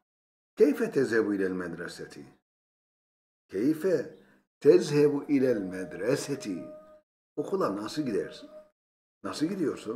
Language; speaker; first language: Arabic; non-native, fluent; Turkish